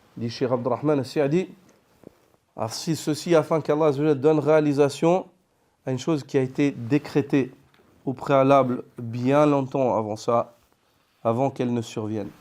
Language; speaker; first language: French; native; French